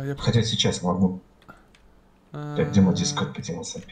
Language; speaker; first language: Russian; native; Russian